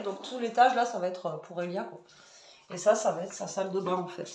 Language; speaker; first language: French; native; French